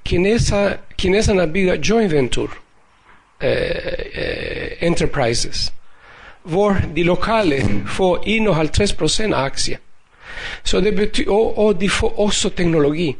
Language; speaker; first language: Danish; non-native, fluent; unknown